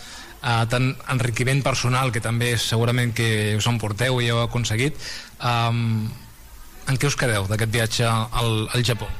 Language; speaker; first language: Catalan; native; Catalan